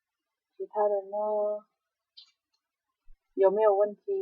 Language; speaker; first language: Chinese; non-native, fluent; Indonesian